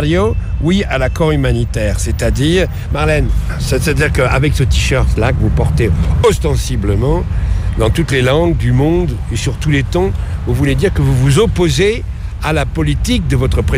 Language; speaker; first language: French; native; French